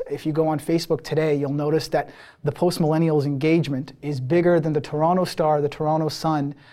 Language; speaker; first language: English; early bilingual, other home language; Persian